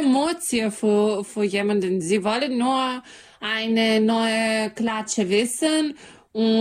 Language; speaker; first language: German; non-native, learner; Serbian